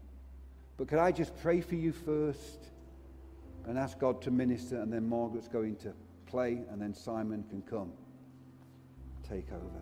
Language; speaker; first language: English; native; English